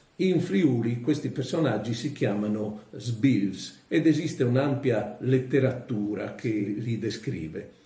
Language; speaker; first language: Italian; non-native, local second language; Friulian